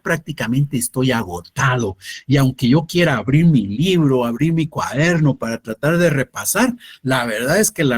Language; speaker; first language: Spanish; native; Spanish